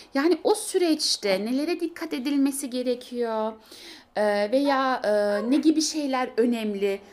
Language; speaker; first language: Turkish; early bilingual, heritage; Turkish